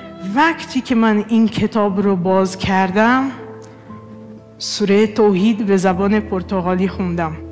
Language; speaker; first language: Persian; non-native, fluent; Portuguese